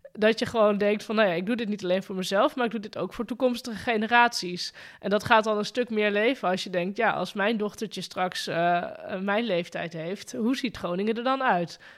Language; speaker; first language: Dutch; native; Dutch